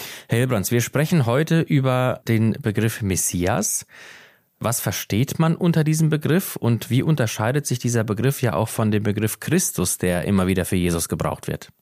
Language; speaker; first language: German; native; German